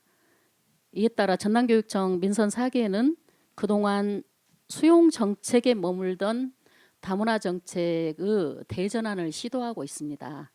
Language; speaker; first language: Korean; native; Korean